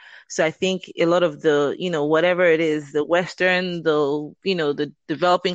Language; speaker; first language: English; non-native, local second language; Yoruba